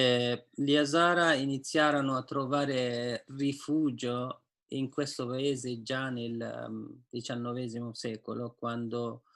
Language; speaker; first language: Italian; non-native, fluent; Persian